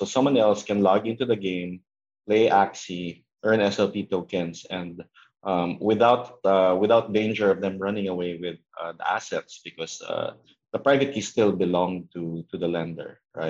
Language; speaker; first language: English; non-native, local second language; Filipino